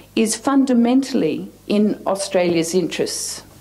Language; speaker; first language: English; native; English